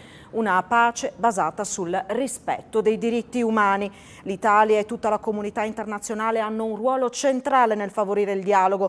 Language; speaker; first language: Italian; native; Italian